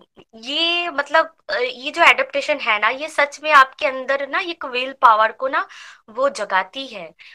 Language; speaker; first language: Hindi; non-native, local second language; Bangla